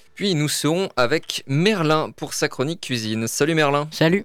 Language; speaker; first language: French; native; French